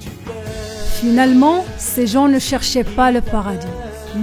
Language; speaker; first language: French; native; French